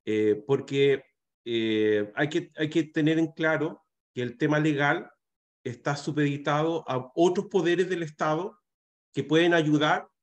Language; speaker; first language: Spanish; native; Spanish